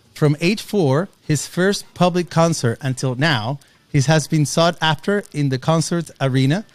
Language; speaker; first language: English; non-native, fluent; Spanish